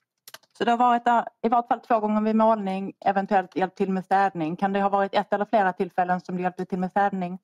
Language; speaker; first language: Swedish; native; Swedish